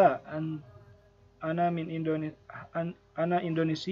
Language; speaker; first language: Arabic; non-native, fluent; Indonesian